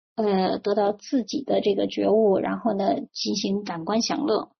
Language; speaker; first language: Chinese; native; Chinese